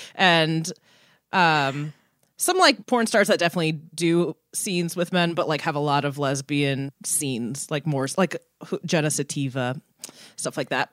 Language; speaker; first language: English; native; English